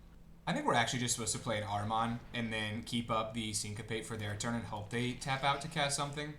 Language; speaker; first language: English; native; English